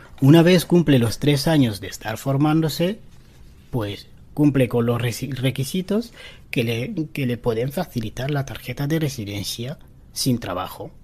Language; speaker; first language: Spanish; non-native, fluent; Wolof